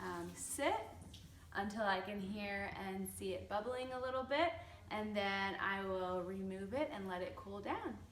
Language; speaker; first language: English; early bilingual, other home language; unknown